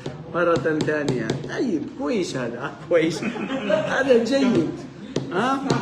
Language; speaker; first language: Arabic; non-native, fluent; Filipino